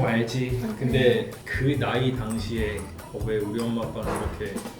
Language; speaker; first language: Korean; native; Korean